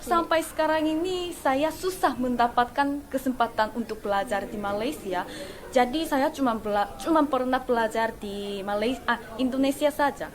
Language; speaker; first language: Indonesian; non-native, fluent; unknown